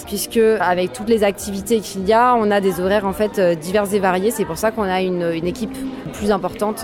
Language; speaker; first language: French; native; French